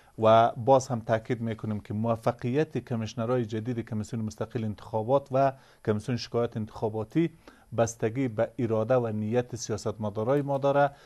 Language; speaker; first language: Persian; native; Persian